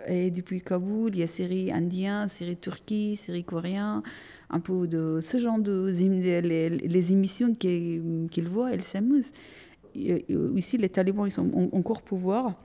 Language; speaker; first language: French; non-native, fluent; Persian